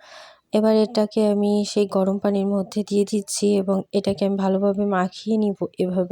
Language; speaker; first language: Bangla; native; Bangla